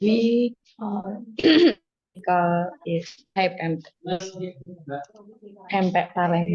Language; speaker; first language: English; non-native, learner; Indonesian